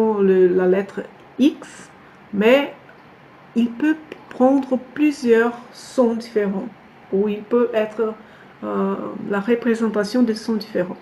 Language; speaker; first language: French; non-native, fluent; Portuguese